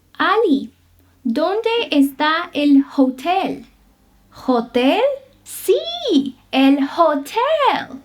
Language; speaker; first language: Spanish; native; Spanish